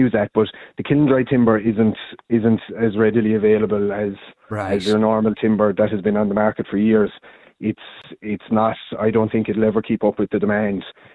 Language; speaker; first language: English; native; English